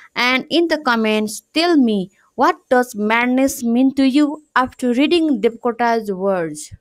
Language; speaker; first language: English; non-native, local second language; Nepali